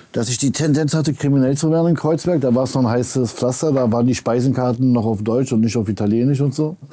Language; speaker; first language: German; early bilingual, other home language; Arabic